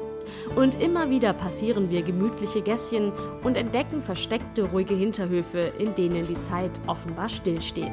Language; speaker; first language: German; native; German